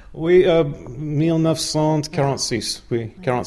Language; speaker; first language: French; non-native, learner; English